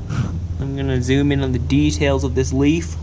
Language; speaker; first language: English; native; English